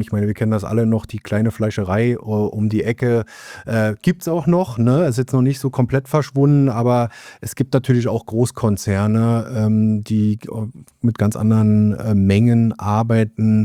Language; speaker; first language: German; native; German